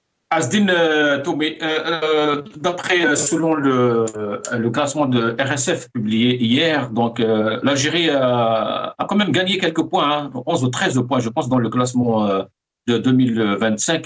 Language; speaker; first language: French; non-native, local second language; Arabic